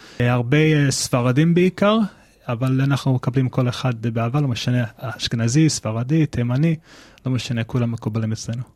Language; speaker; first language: Hebrew; non-native, fluent; English